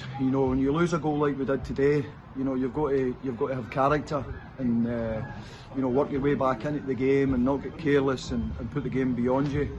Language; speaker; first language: English; native; English